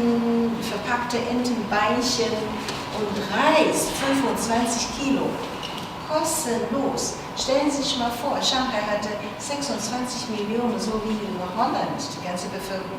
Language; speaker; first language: German; non-native, fluent; Chinese